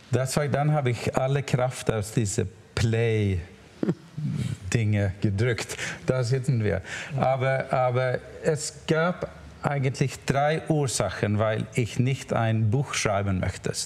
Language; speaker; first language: German; non-native, learner; Swedish